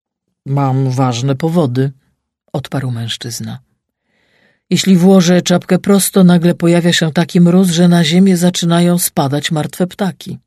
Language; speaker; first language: Polish; native; Polish